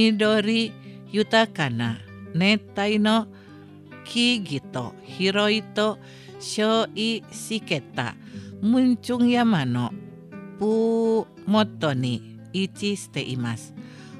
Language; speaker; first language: Japanese; non-native, fluent; Indonesian